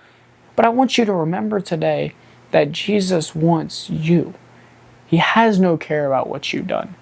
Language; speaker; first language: English; native; English